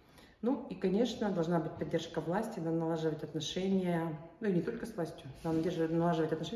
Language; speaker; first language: Russian; native; Russian